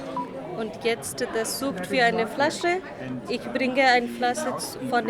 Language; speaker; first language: German; non-native, learner; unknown